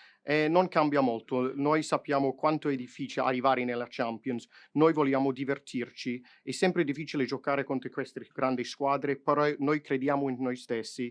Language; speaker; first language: Italian; non-native, fluent; English